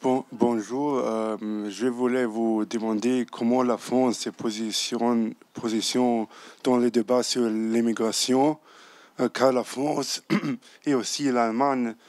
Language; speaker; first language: French; non-native, fluent; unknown